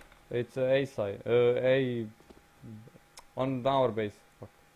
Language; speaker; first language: English; non-native, learner; Romanian